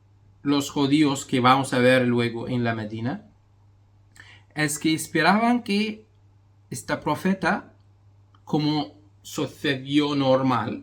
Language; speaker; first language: Spanish; non-native, fluent; Arabic